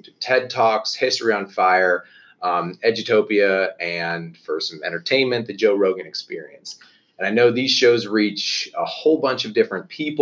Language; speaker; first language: English; native; English